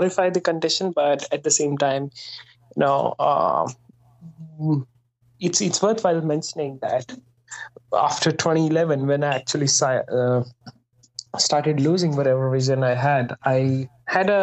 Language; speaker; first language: English; non-native, local second language; Hindi